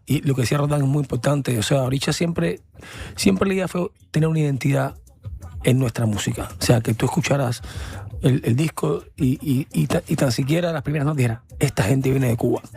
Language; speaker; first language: Spanish; native; Spanish